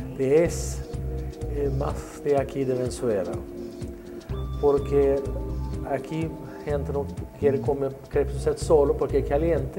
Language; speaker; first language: Spanish; non-native, learner; Swedish